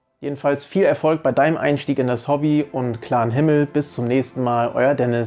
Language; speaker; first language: German; native; German